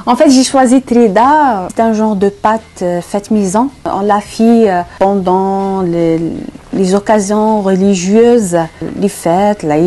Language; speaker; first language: French; non-native, local second language; Arabic